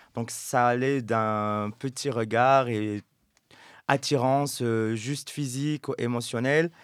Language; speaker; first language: French; non-native, local second language; Arabic